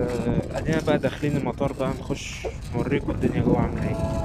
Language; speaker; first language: Arabic; native; Arabic